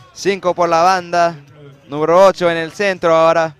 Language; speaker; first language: Spanish; non-native, fluent; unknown